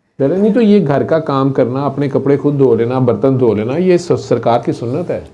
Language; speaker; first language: Urdu; non-native, local second language; Punjabi